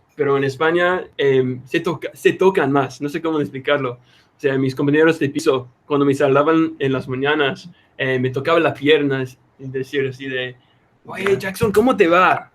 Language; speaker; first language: Spanish; non-native, fluent; English